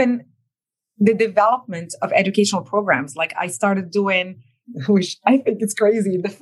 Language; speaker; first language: English; non-native, fluent; Arabic